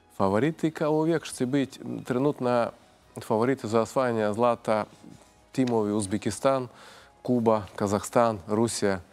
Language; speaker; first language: Croatian; non-native, fluent; Russian